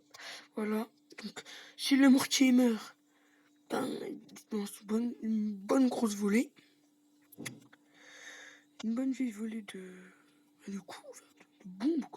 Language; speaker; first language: French; native; French